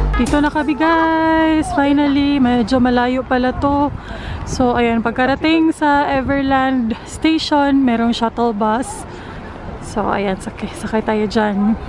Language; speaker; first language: Filipino; non-native, local second language; Cebuano